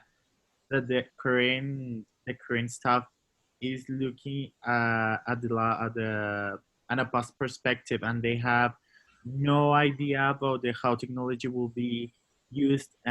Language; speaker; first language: English; non-native, learner; Spanish